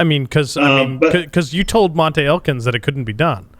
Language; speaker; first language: English; native; English